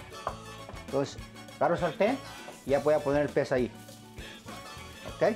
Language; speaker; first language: Spanish; native; Spanish